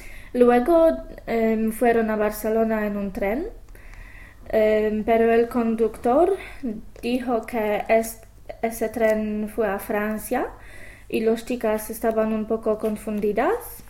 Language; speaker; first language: Spanish; non-native, fluent; English